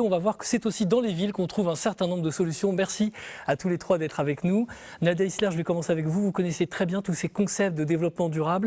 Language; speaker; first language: French; native; French